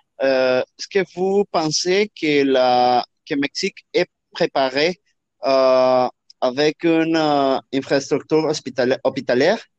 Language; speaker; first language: French; non-native, learner; Spanish